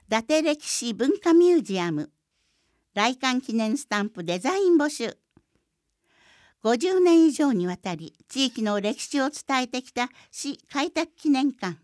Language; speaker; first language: Japanese; native; Japanese